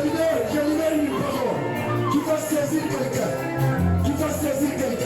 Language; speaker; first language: French; non-native, local second language; Lingala